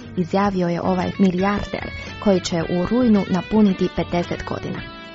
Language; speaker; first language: Croatian; non-native, fluent; Chinese